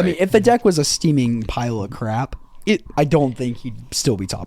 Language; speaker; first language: English; native; English